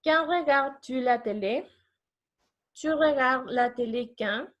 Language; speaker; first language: French; non-native, fluent; Spanish